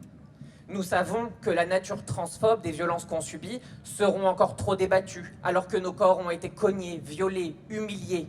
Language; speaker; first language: French; native; French